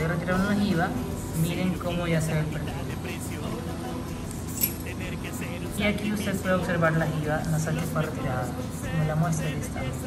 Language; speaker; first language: Spanish; native; Spanish